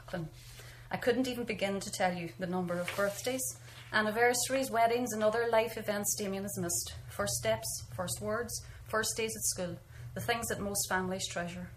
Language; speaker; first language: English; native; English